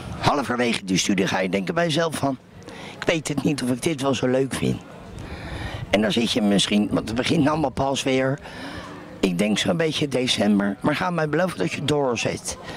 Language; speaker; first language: Dutch; native; Dutch